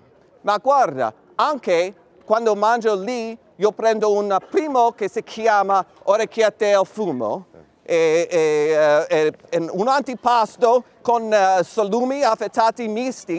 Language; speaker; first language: Italian; non-native, learner; English